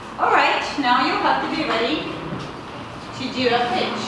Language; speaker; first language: English; non-native, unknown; Latvian